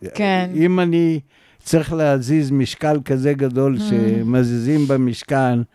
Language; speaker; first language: Hebrew; native; Hebrew